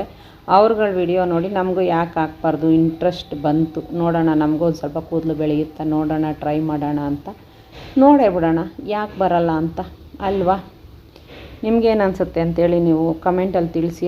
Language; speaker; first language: Kannada; native; Kannada